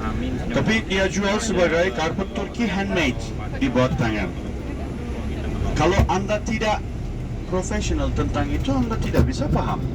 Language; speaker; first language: Indonesian; non-native, fluent; Turkish